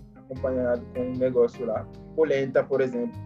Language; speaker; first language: Portuguese; non-native, fluent; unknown